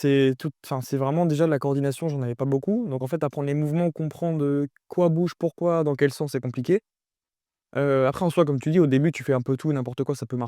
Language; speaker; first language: French; native; French